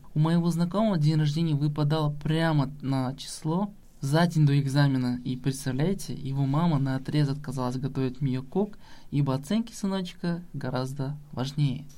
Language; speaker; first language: Russian; non-native, local second language; Kazakh